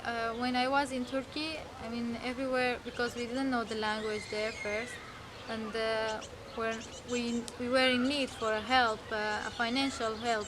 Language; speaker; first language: English; non-native, fluent; Arabic